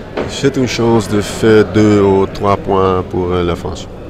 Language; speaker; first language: French; non-native, learner; Dutch